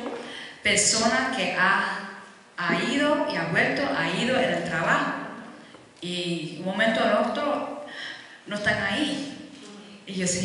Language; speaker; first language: Spanish; early bilingual, heritage; Spanish